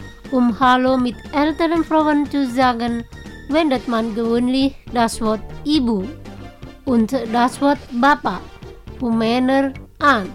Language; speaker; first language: German; non-native, learner; Indonesian